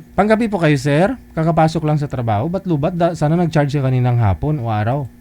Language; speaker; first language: Filipino; native; Filipino